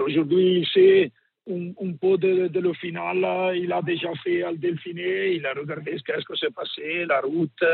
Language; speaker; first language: French; non-native, learner; Italian